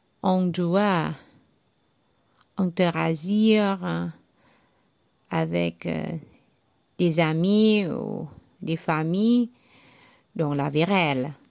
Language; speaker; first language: French; non-native, learner; Javanese